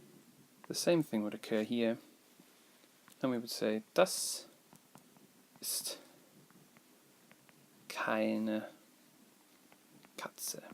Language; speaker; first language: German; non-native, fluent; English